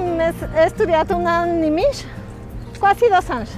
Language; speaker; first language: Catalan; non-native, fluent; Spanish